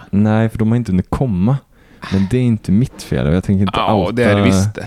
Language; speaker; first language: Swedish; native; Swedish